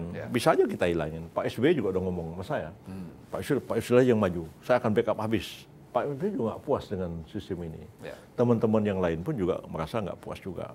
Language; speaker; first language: Indonesian; native; Indonesian